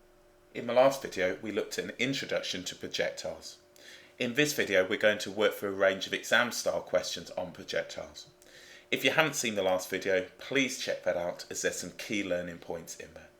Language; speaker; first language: English; native; English